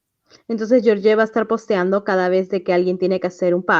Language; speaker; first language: Spanish; native; Spanish